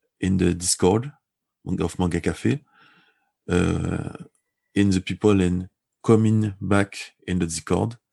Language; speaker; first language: English; non-native, learner; French